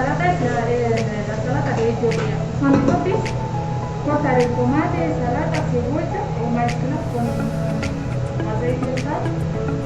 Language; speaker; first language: Spanish; non-native, learner; Amharic